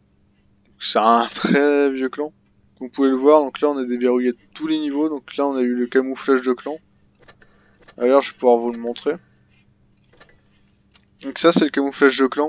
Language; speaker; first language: French; native; French